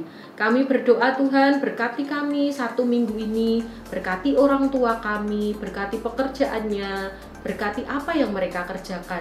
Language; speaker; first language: Indonesian; native; Indonesian